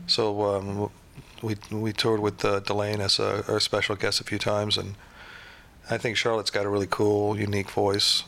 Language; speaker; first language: English; native; English